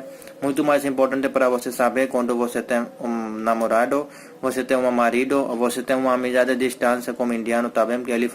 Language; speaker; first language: Portuguese; non-native, learner; Hindi